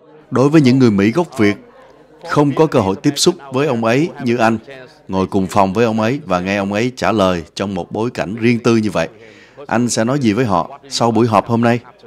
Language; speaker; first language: Vietnamese; native; Vietnamese